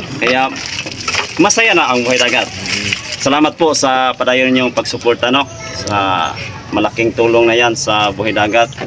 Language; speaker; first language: Filipino; non-native, local second language; Cebuano